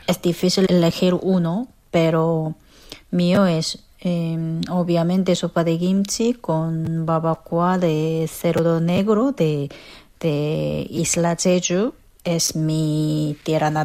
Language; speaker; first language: Spanish; non-native, fluent; Korean